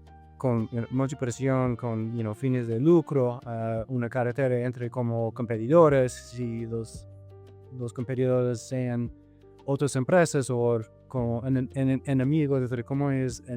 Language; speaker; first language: Spanish; non-native, fluent; English